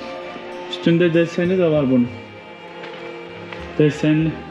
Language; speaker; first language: Turkish; native; Turkish